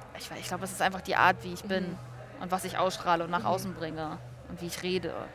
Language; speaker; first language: German; native; German